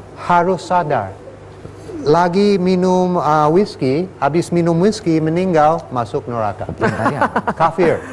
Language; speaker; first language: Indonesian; non-native, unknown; English